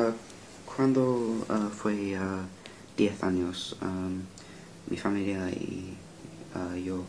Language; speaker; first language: Spanish; non-native, learner; English